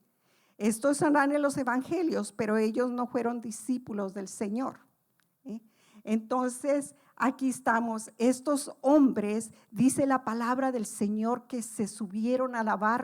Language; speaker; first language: Spanish; native; Spanish